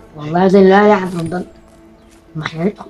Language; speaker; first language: Arabic; native; Arabic